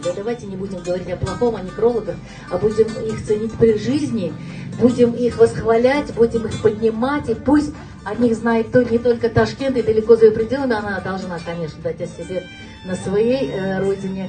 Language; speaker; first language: Russian; native; Russian